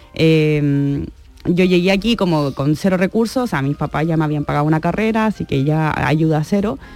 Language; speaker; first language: Spanish; native; Spanish